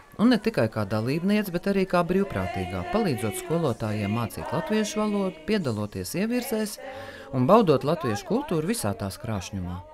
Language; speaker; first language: Latvian; native; Latvian